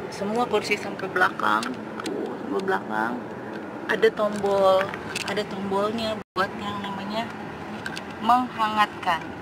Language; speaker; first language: Indonesian; early bilingual, heritage; Indonesian